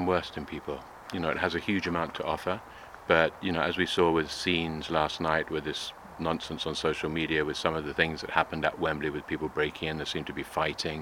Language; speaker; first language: English; native; English